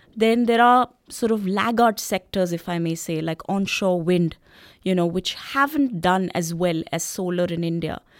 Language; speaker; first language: English; non-native, local second language; Hindi